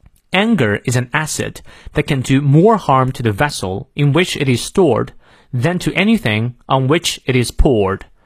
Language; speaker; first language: English; non-native, fluent; Chinese